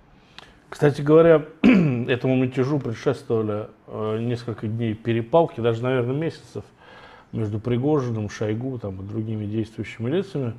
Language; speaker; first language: Russian; native; Russian